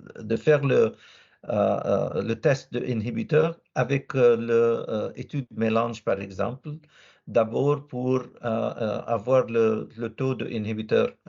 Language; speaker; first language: French; non-native, learner; Arabic